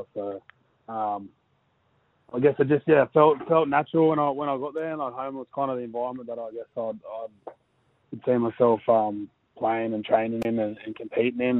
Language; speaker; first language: English; native; English